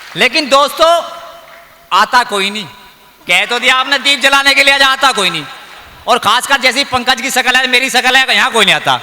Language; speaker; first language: Hindi; native; Hindi